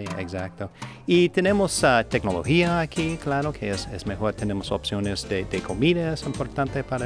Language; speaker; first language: Spanish; non-native, learner; English